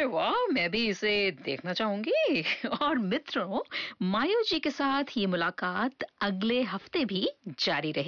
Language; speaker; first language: Hindi; native; Hindi